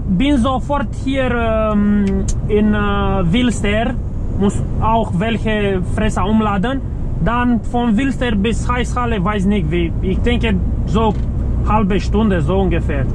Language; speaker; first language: German; non-native, learner; Romanian